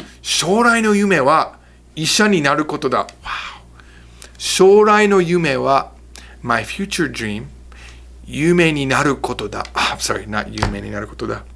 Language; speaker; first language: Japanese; non-native, fluent; English